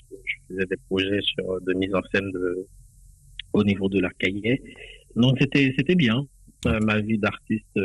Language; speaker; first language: French; non-native, local second language; Haitian Creole